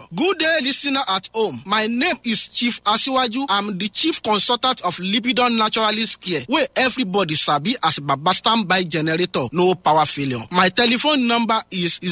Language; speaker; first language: Nigerian Pidgin; native; Nigerian Pidgin